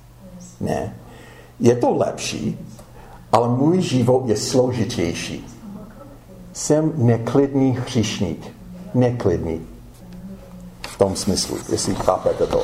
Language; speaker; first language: Czech; non-native, fluent; English